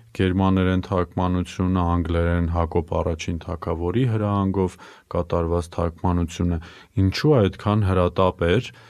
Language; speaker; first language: Armenian; native; Armenian